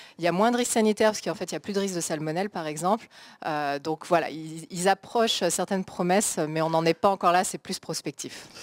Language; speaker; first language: French; native; French